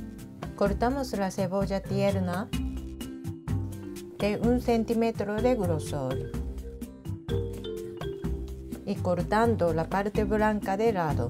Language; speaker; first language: Spanish; non-native, fluent; Japanese